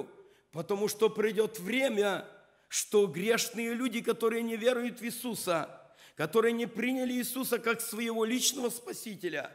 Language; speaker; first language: Russian; non-native, local second language; Ukrainian